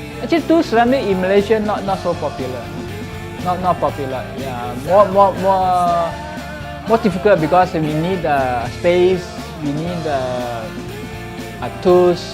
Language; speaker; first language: English; non-native, local second language; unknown